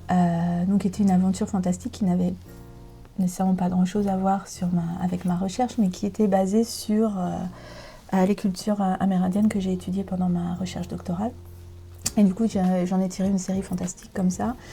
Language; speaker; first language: French; native; French